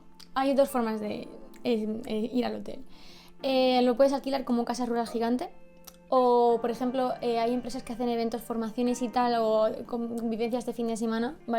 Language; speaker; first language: Spanish; native; Spanish